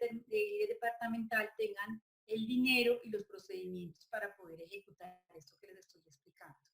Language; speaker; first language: Spanish; native; Spanish